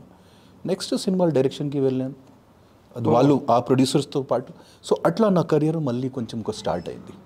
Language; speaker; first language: Telugu; non-native, fluent; Hindi